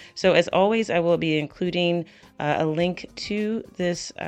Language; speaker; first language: English; native; English